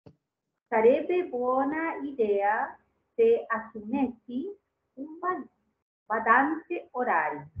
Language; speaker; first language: Italian; non-native, learner; Spanish